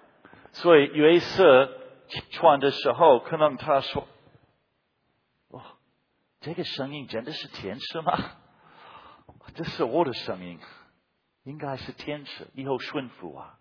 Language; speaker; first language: Chinese; non-native, fluent; English